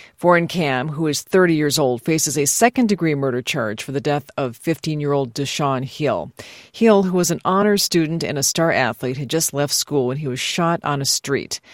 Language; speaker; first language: English; native; English